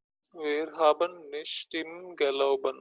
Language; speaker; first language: German; non-native, learner; Telugu